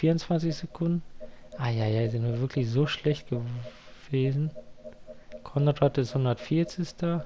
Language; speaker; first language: German; native; German